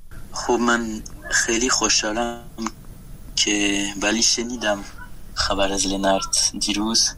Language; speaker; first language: Persian; non-native, learner; French